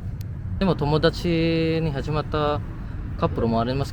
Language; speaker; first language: Japanese; non-native, learner; Filipino